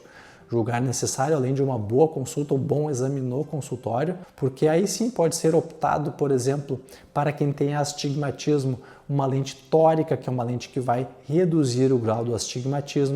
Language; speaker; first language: Portuguese; native; Portuguese